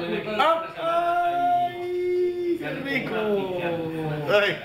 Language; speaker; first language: Spanish; native; Spanish